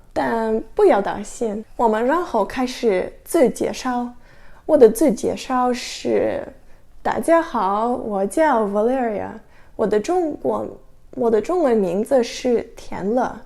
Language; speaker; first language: Chinese; non-native, learner; Russian